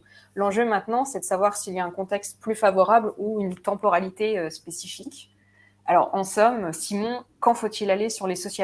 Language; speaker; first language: French; native; French